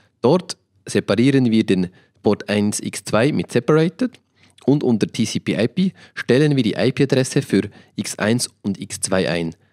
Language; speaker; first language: German; native; German